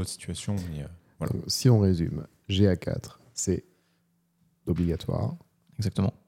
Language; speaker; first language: French; native; French